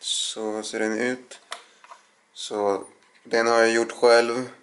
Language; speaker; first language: Swedish; non-native, learner; Russian